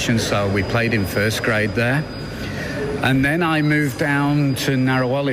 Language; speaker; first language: English; native; English